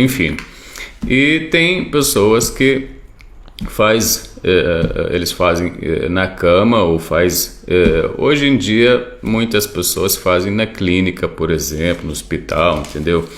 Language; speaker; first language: Portuguese; non-native, fluent; Arabic